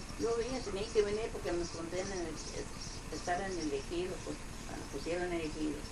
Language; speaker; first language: Spanish; non-native, local second language; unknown